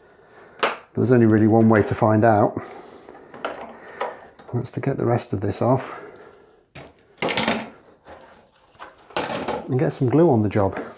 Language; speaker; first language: English; native; English